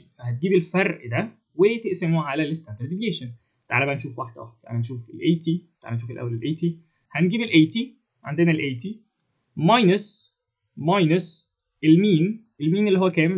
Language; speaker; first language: Arabic; native; Arabic